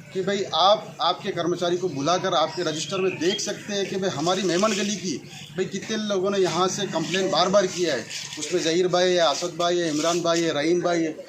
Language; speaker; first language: Hindi; non-native, local second language; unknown